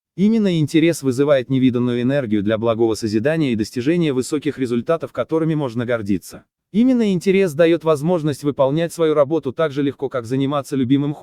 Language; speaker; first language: Russian; native; Russian